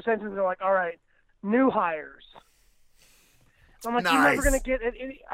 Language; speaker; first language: English; native; English